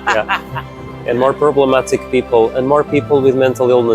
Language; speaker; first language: English; non-native, fluent; Portuguese